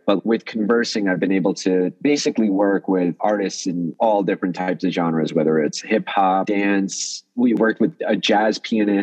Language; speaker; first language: English; early bilingual, other home language; Russian